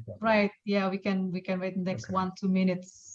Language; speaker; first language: English; non-native, fluent; Indonesian